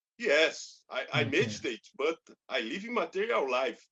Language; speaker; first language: English; non-native, learner; Portuguese